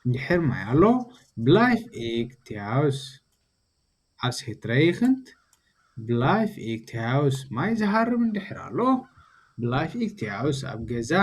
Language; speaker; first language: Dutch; non-native, learner; Tigrinya